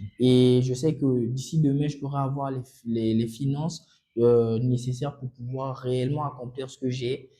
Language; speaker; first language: French; non-native, local second language; Sango